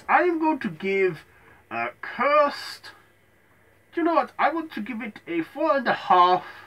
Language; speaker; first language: English; native; English